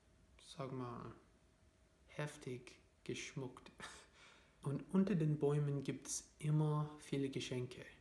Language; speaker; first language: German; non-native, fluent; English